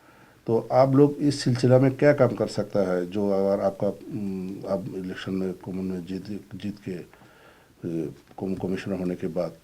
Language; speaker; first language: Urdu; non-native, fluent; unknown